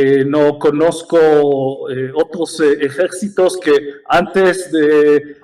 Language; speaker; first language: Spanish; non-native, fluent; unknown